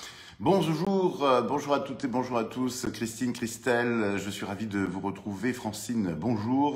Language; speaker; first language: French; native; French